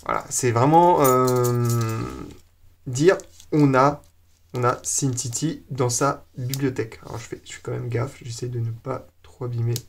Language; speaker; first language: French; native; French